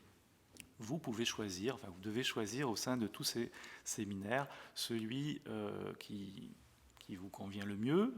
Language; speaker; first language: French; native; French